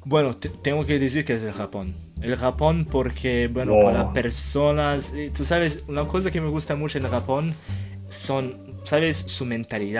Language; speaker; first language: Spanish; non-native, fluent; Portuguese